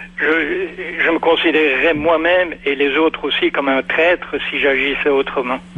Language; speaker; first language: French; native; French